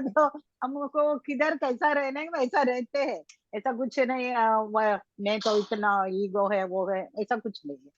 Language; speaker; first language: Hindi; non-native, local second language; Tamil